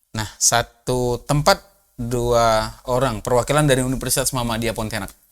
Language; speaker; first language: Indonesian; native; Indonesian